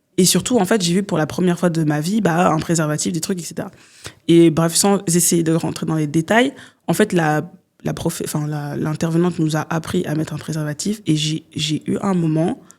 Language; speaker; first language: French; early bilingual, other home language; Lingala